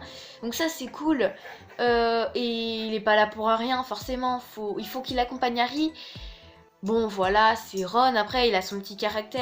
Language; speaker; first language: French; native; French